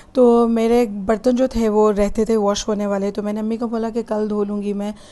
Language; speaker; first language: Urdu; native; Urdu